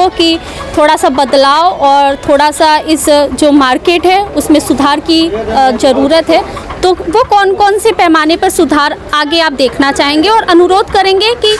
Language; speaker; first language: Hindi; native; Hindi